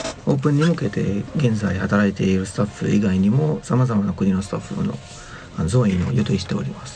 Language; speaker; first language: Japanese; non-native, fluent; Arabic